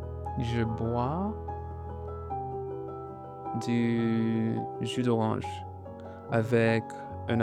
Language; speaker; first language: French; non-native, learner; Haitian Creole